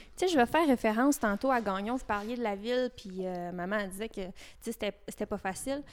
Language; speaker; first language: French; native; French